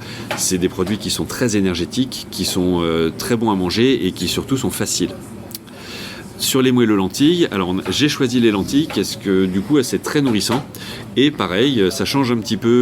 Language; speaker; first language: French; native; French